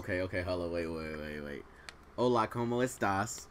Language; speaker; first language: Spanish; non-native, learner; English